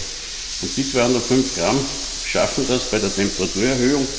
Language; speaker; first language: German; native; German